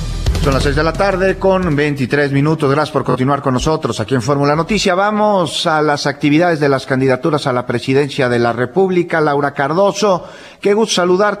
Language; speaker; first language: Spanish; native; Spanish